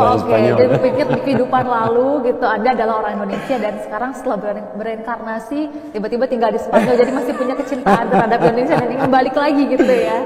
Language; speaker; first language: Indonesian; native; Indonesian